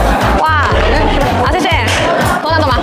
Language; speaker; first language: Chinese; non-native, learner; Korean